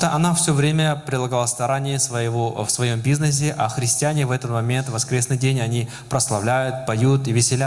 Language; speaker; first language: Russian; native; Russian